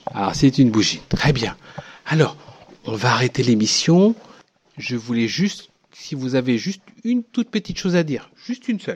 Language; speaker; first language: French; native; French